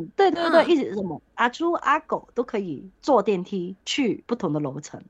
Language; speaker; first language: Chinese; non-native, local second language; Cantonese